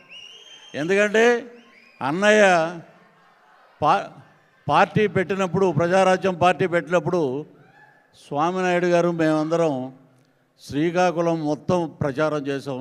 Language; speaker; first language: Telugu; native; Telugu